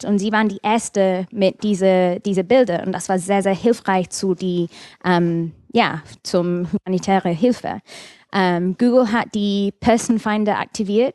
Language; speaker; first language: German; non-native, fluent; English